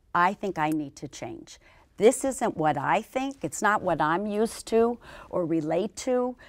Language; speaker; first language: English; native; English